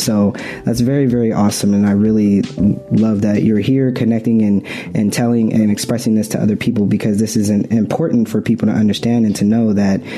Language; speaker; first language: English; native; English